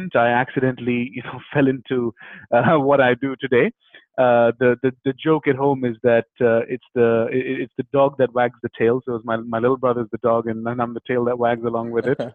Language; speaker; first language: English; non-native, local second language; Hindi